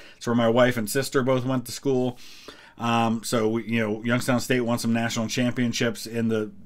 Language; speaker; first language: English; native; English